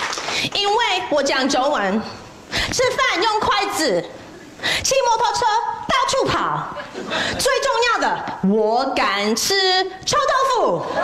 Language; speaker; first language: Chinese; non-native, fluent; English